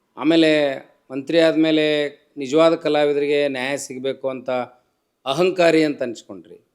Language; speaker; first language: Kannada; native; Kannada